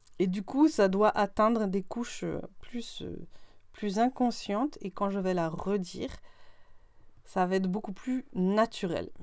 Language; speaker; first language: French; native; French